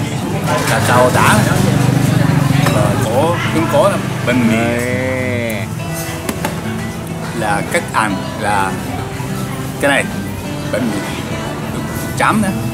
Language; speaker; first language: Vietnamese; non-native, learner; Japanese